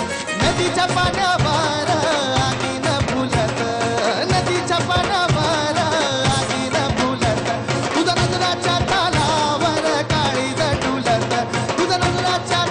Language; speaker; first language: Marathi; non-native, local second language; Hindi